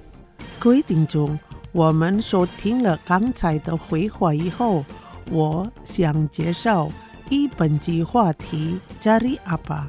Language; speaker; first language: Chinese; non-native, fluent; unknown